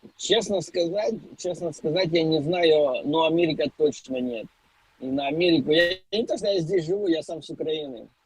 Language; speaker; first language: Russian; non-native, local second language; Ukrainian